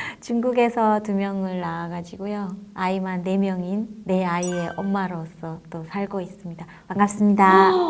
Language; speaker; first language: Korean; native; Korean